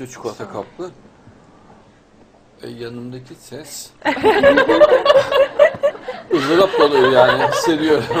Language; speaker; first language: Turkish; native; Turkish